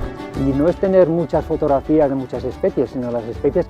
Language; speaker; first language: Spanish; native; Spanish